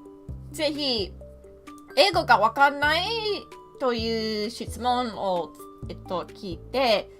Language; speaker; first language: Japanese; non-native, learner; English